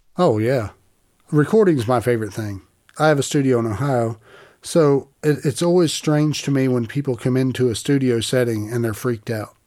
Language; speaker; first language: English; native; English